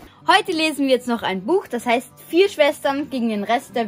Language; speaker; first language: German; native; German